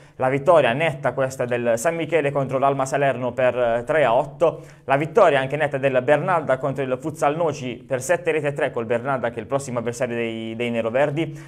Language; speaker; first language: Italian; native; Italian